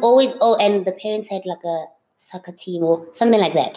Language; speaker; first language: English; non-native, local second language; Zulu